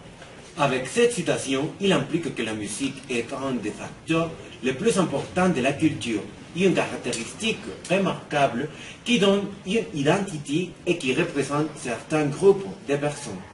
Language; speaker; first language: French; non-native, learner; Spanish